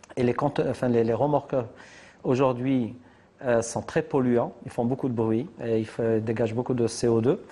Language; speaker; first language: French; non-native, local second language; Arabic